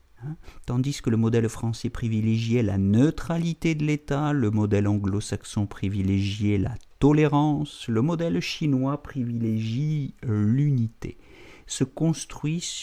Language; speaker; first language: French; native; French